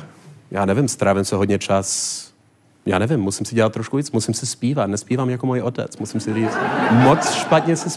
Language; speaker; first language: Czech; non-native, learner; English